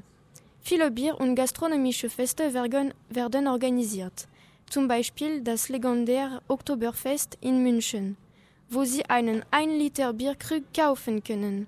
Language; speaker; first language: German; non-native, learner; French